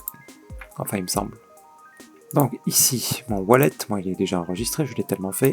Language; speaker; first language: French; native; French